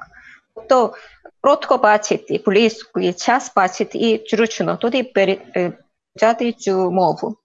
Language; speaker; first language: Ukrainian; non-native, learner; Korean